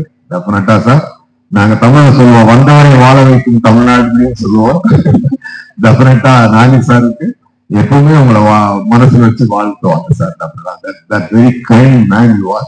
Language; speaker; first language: Tamil; native; Tamil